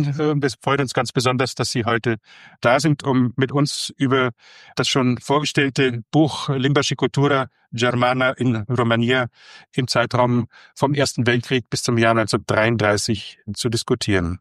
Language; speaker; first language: German; native; German